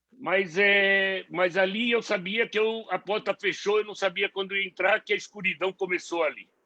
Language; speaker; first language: Portuguese; non-native, fluent; Hebrew